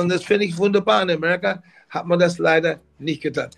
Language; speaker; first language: German; non-native, fluent; English